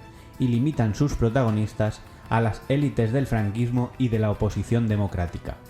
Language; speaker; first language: Spanish; native; Spanish